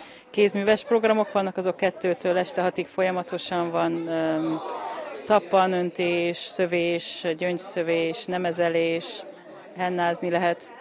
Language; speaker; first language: Hungarian; native; Hungarian